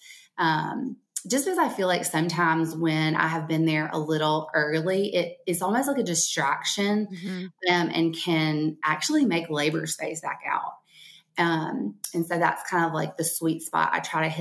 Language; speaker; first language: English; native; English